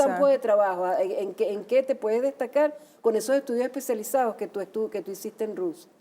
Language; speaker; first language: Spanish; native; Spanish